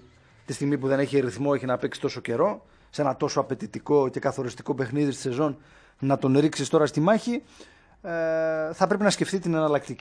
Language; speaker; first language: Greek; native; Greek